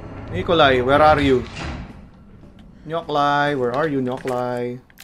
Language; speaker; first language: English; non-native, local second language; Filipino